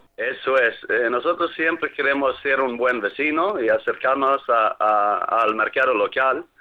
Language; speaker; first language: Spanish; non-native, fluent; Swedish